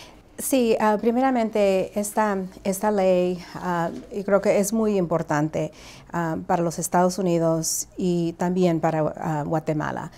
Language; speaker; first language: Spanish; early bilingual, heritage; Spanish